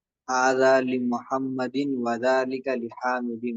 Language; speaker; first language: Arabic; non-native, learner; Urdu